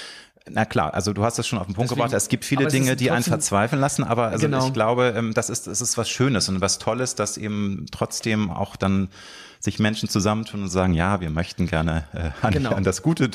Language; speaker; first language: German; native; German